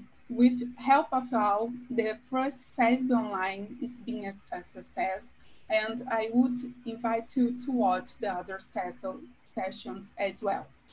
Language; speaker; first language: English; non-native, fluent; Portuguese